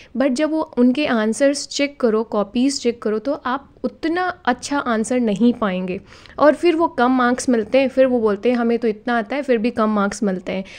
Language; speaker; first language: Hindi; native; Hindi